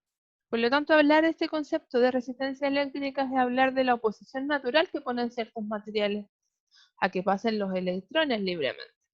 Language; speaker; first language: Spanish; native; Spanish